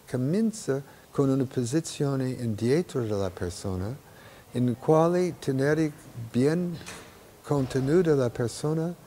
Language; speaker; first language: Italian; non-native, learner; English